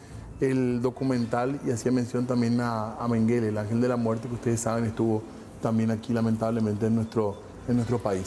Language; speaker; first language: Spanish; native; Spanish